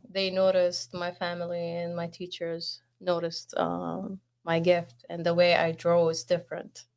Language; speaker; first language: English; non-native, fluent; Arabic